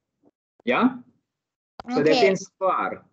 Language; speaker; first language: Swedish; non-native, learner; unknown